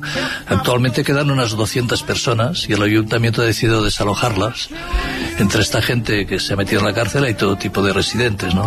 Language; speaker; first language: Spanish; native; Spanish